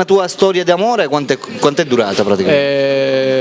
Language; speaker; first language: Italian; native; Italian